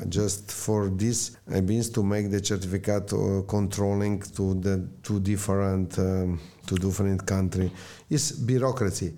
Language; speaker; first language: English; non-native, learner; Slovenian